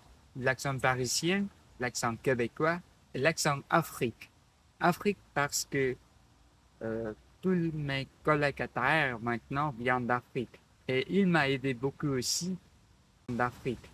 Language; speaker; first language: French; non-native, learner; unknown